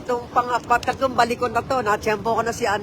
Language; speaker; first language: Filipino; native; Filipino